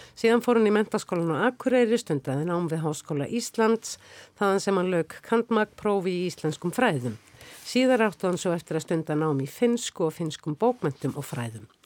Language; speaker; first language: Icelandic; native; Icelandic